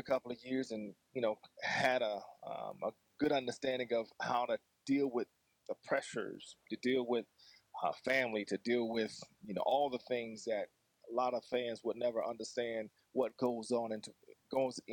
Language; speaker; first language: English; native; English